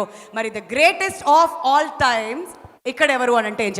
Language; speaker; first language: Telugu; native; Telugu